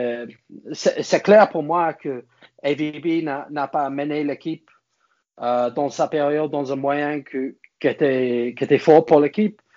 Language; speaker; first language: French; non-native, learner; English